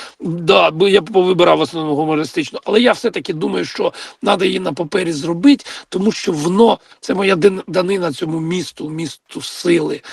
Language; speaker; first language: Ukrainian; non-native, local second language; Russian